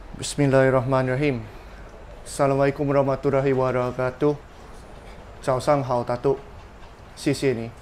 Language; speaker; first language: Malay; non-native, local second language; Chinese